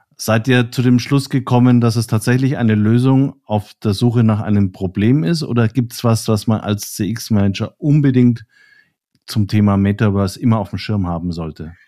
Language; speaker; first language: German; native; German